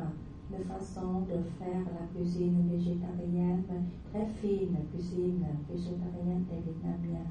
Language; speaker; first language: French; non-native, learner; Vietnamese